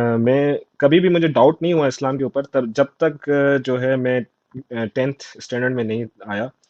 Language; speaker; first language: Urdu; non-native, local second language; Sindhi